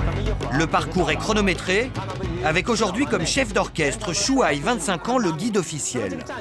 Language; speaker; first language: French; native; French